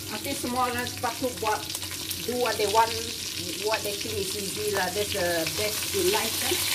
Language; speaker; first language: English; non-native, local second language; Malay